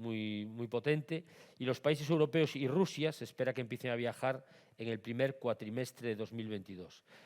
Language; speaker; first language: Spanish; native; Spanish